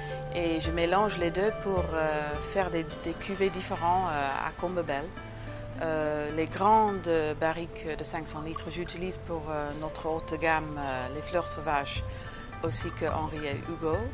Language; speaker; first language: French; non-native, fluent; English